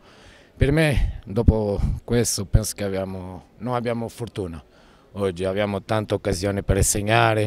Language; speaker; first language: Italian; non-native, fluent; Portuguese